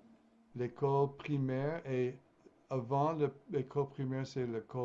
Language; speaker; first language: French; non-native, fluent; English